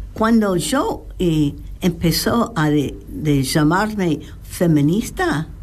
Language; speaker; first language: Spanish; non-native, fluent; English